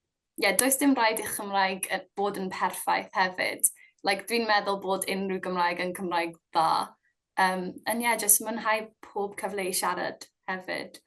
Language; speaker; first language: Welsh; non-native, local second language; English